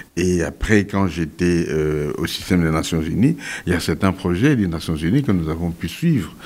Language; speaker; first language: French; non-native, local second language; Kongo